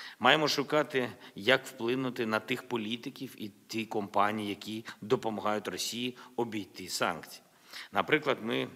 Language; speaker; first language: Ukrainian; non-native, local second language; Russian